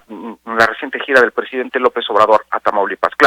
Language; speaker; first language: Spanish; native; Spanish